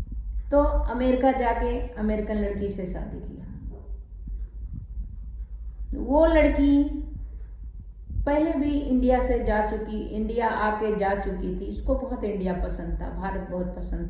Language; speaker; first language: Hindi; native; Hindi